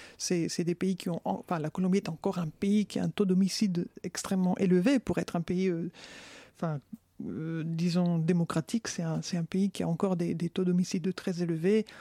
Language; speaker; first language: French; non-native, fluent; Spanish